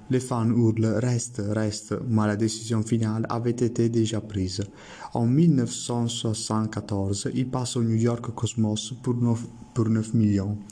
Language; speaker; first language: French; non-native, learner; Italian